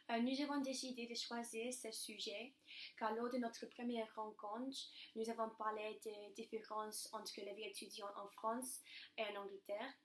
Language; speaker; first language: French; non-native, learner; English